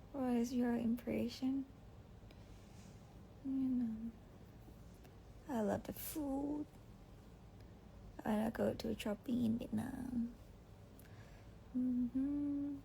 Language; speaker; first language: English; non-native, learner; Thai